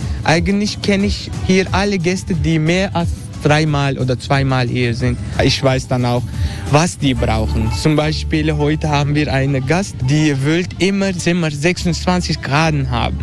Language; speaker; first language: German; non-native, learner; Turkish